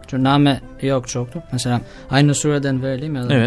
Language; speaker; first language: Turkish; non-native, learner; Albanian